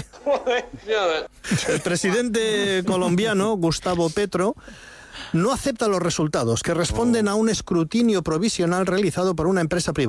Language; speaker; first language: Spanish; native; Spanish